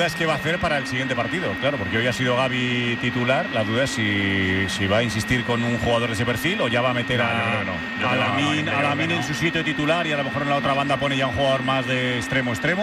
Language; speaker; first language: Spanish; native; Spanish